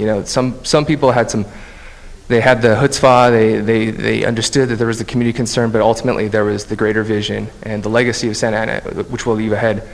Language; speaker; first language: English; native; English